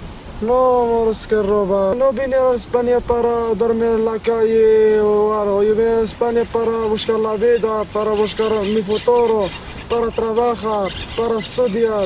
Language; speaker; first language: Spanish; non-native, learner; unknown